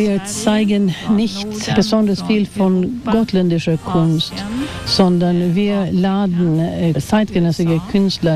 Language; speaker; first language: German; non-native, fluent; Swedish